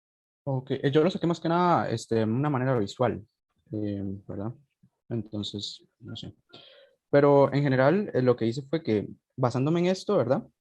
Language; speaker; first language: Spanish; native; Spanish